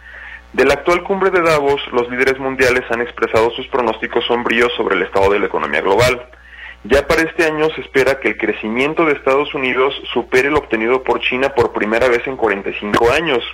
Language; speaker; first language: Spanish; native; Spanish